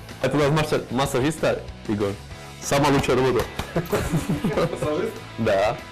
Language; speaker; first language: Russian; non-native, learner; Slovak